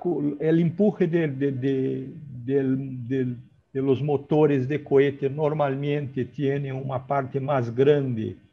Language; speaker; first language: Spanish; non-native, learner; Portuguese